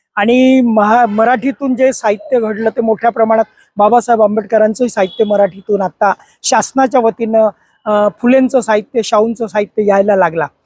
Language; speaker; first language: Marathi; native; Marathi